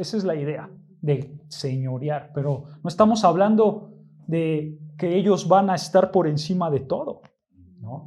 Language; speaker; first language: Spanish; native; Spanish